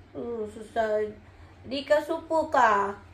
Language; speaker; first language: Indonesian; non-native, learner; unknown